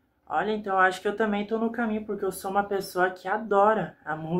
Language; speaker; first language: Portuguese; native; Portuguese